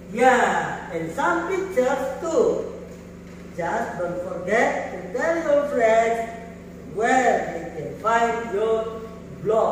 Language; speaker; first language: English; non-native, fluent; Indonesian